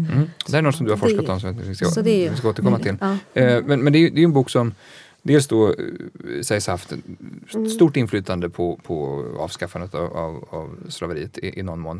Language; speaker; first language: Swedish; native; Swedish